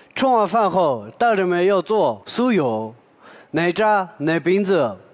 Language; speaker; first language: Chinese; non-native, local second language; Tibetan